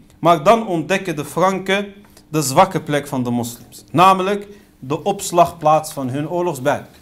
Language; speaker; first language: Dutch; early bilingual, other home language; Riffian